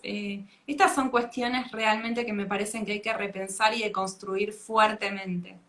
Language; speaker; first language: Spanish; native; Spanish